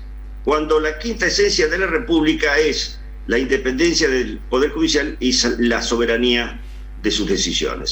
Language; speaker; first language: Spanish; native; Spanish